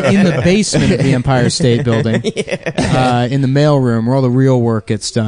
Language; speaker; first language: English; native; English